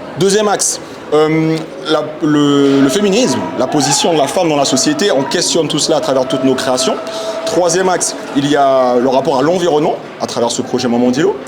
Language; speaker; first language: French; native; French